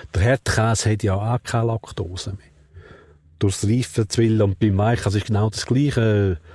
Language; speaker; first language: Swiss German; native; Swiss German